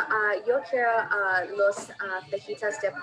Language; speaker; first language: Spanish; non-native, learner; English